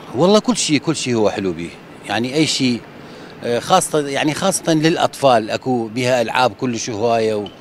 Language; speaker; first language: Arabic; native; Arabic